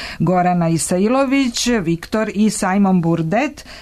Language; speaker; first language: Serbian; native; Serbian